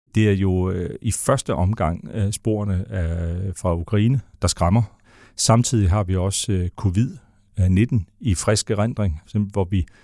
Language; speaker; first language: Danish; native; Danish